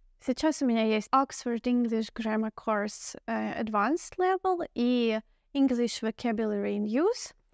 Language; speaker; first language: Russian; native; Russian